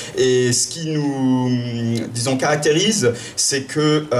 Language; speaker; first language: French; native; French